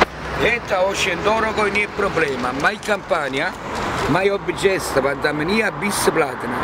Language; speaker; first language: Russian; non-native, learner; Italian